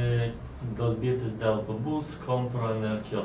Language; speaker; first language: Spanish; non-native, learner; Polish